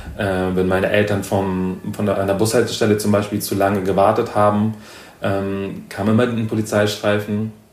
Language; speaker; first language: German; early bilingual, other home language; Persian